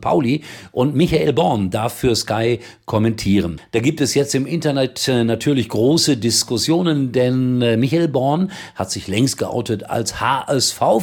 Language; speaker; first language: German; native; German